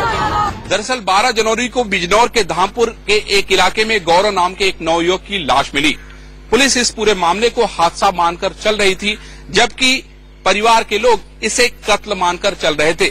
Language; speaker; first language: Hindi; native; Hindi